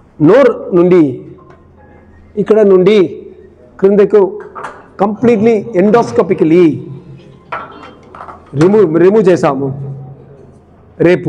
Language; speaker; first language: Telugu; non-native, learner; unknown